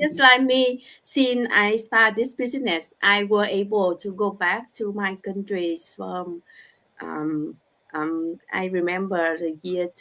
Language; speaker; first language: English; non-native, learner; Vietnamese